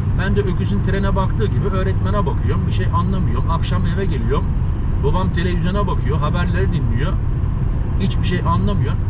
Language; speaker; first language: Turkish; native; Turkish